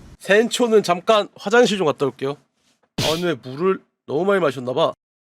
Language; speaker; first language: Korean; native; Korean